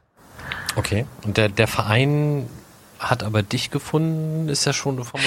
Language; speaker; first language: German; native; German